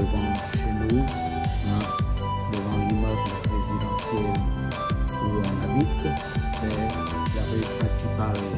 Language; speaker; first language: French; non-native, fluent; Vietnamese